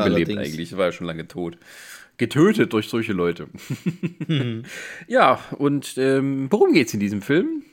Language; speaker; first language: German; native; German